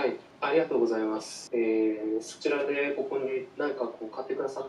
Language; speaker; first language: Japanese; native; Japanese